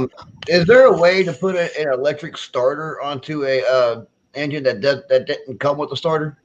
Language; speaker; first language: English; native; English